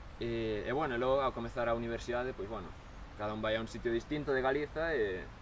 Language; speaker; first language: Galician; native; Galician